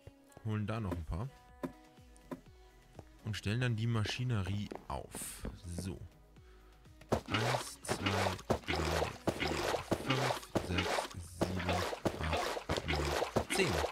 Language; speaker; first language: German; native; German